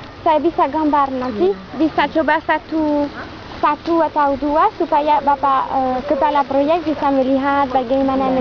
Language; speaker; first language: Indonesian; non-native, fluent; French